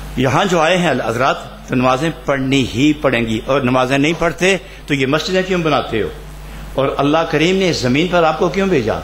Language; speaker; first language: Urdu; non-native, local second language; Punjabi